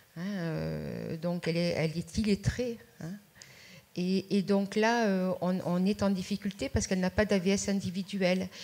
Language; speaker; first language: French; native; French